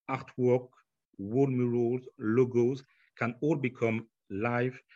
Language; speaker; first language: English; non-native, fluent; French